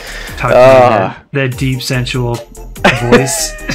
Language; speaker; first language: English; native; English